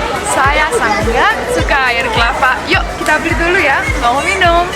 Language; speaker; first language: Indonesian; non-native, fluent; Romanian